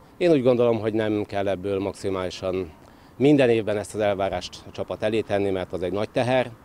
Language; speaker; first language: Hungarian; native; Hungarian